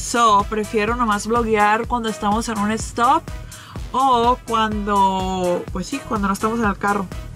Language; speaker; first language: Spanish; early bilingual, heritage; Spanish